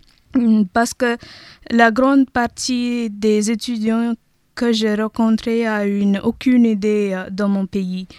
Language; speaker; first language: French; non-native, learner; Tamil